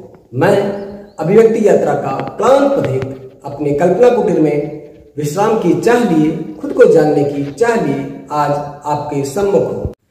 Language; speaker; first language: Hindi; native; Hindi